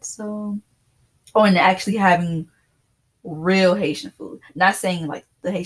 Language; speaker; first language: English; native; English